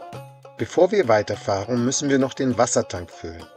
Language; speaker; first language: German; native; German